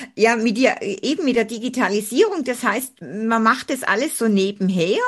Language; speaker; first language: German; native; German